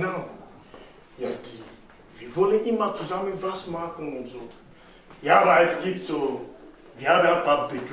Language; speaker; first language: German; non-native, fluent; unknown